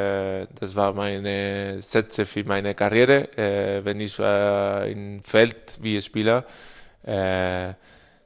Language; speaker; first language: German; non-native, learner; Spanish